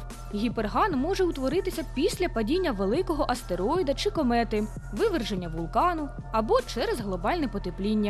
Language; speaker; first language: Ukrainian; native; Ukrainian